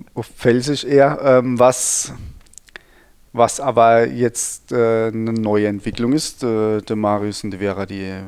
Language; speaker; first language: German; native; German